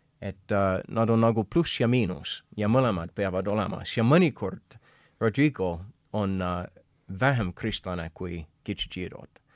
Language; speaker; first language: Estonian; non-native, fluent; English